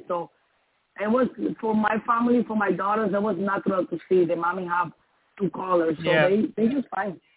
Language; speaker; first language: English; non-native, learner; Spanish